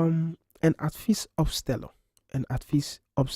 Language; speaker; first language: Dutch; non-native, fluent; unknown